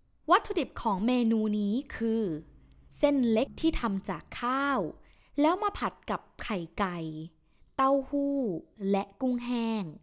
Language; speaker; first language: Thai; native; Thai